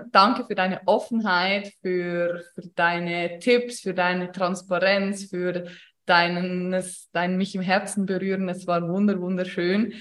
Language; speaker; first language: German; native; German